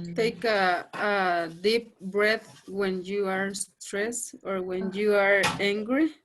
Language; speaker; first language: English; non-native, learner; Spanish